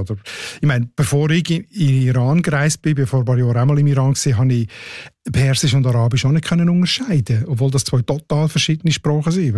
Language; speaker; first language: German; native; German